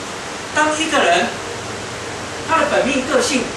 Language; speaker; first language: Chinese; native; Chinese